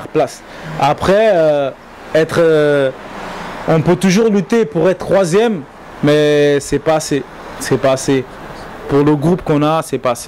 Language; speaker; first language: French; native; French